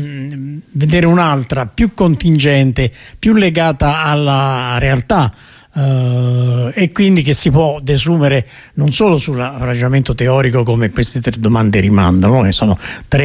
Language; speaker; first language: Italian; native; Italian